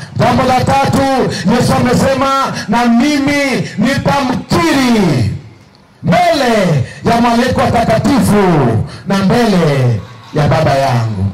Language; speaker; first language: Swahili; non-native, local second language; Gusii